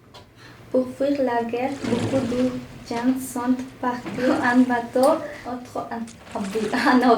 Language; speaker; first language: French; non-native, learner; Bangla